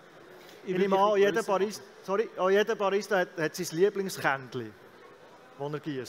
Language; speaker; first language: German; native; German